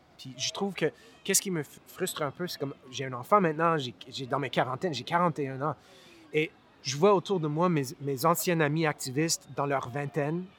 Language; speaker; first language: French; non-native, local second language; English